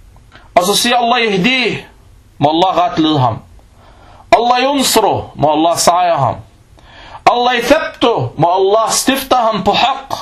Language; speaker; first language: Danish; early bilingual, other home language; Arabic